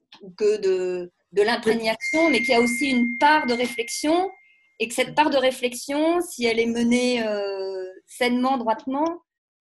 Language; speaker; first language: French; native; French